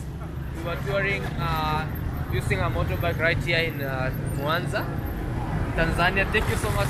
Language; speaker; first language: English; non-native, local second language; Swahili